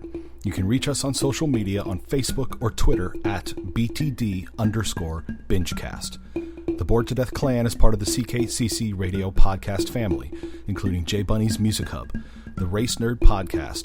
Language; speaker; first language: English; native; English